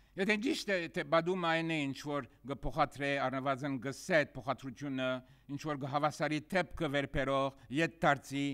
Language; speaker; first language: Armenian; early bilingual, heritage; Armenian